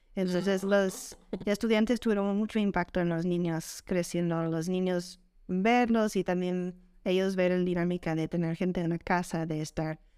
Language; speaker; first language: Spanish; non-native, fluent; English